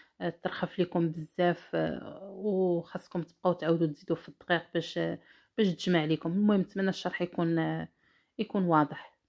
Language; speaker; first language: Arabic; native; Arabic